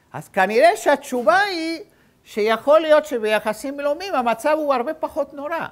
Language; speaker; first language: Hebrew; native; Hebrew